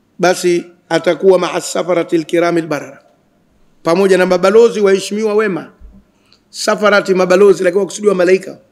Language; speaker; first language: Swahili; native; Swahili